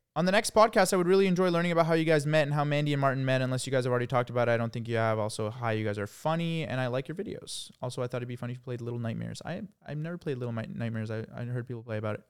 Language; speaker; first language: English; early bilingual, other home language; Croatian